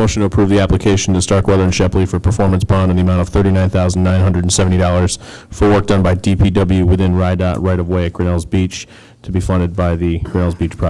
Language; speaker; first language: English; native; English